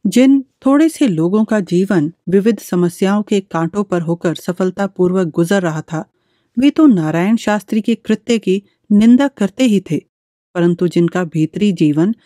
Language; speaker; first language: Hindi; native; Hindi